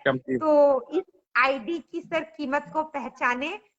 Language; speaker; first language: Hindi; native; Hindi